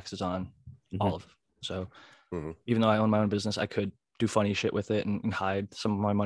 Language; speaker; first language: English; native; English